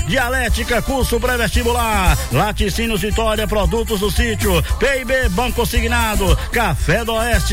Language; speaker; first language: Portuguese; native; Portuguese